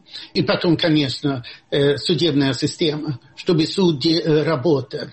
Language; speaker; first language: Russian; non-native, fluent; Swedish